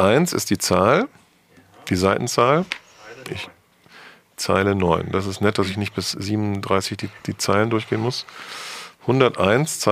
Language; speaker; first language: German; native; German